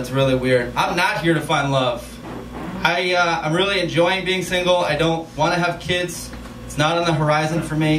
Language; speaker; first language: English; native; English